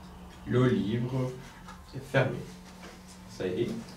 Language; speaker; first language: French; non-native, fluent; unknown